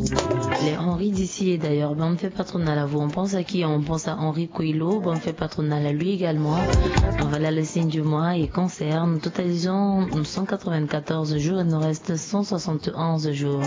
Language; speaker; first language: French; non-native, local second language; Sango